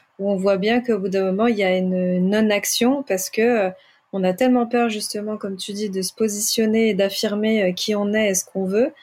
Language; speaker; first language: French; native; French